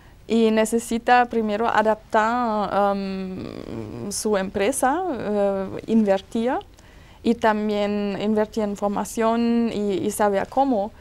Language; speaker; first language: Spanish; non-native, fluent; German